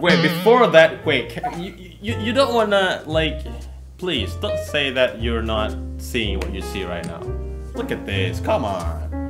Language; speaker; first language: English; non-native, fluent; Indonesian